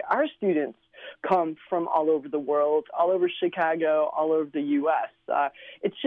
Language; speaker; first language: English; early bilingual, other home language; Slovenian